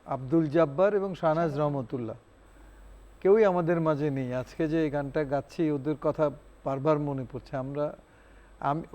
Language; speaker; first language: Bangla; non-native, local second language; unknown